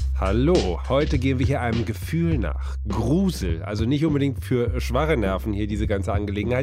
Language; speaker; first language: German; native; German